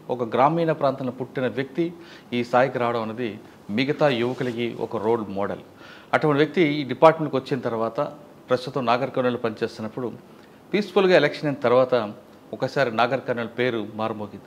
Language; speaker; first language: Telugu; native; Telugu